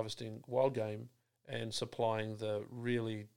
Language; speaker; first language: English; native; English